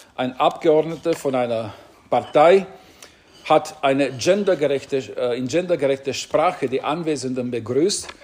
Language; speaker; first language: German; non-native, fluent; Romanian